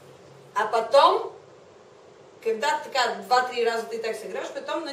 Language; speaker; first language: Russian; non-native, fluent; Bulgarian